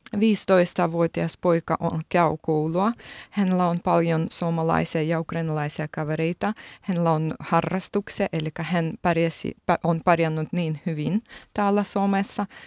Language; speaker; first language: Finnish; non-native, learner; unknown